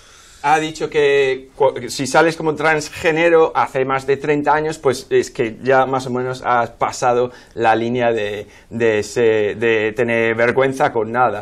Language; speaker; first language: Spanish; non-native, fluent; English